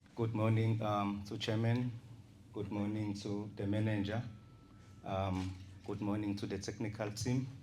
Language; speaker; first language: English; non-native, local second language; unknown